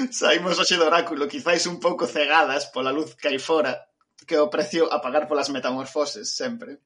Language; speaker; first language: Galician; non-native, local second language; Spanish